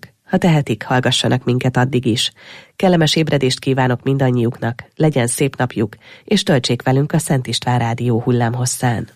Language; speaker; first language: Hungarian; native; Hungarian